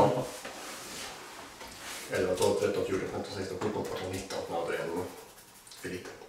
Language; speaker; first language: Swedish; native; Swedish